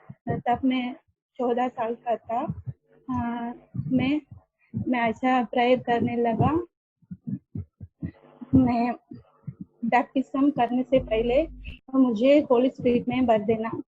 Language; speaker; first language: Hindi; non-native, local second language; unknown